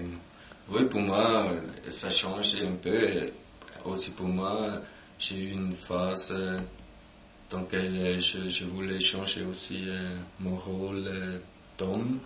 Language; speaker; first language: French; non-native, local second language; German